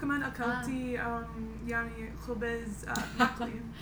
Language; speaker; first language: Arabic; non-native, learner; English